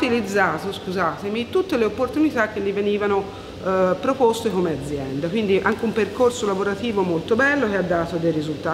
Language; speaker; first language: Italian; native; Italian